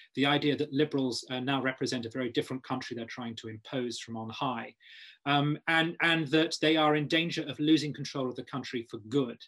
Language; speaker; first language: English; native; English